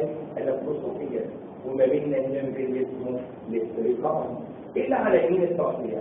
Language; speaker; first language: Arabic; native; Arabic